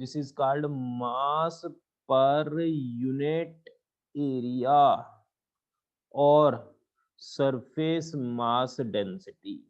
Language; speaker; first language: Hindi; native; Hindi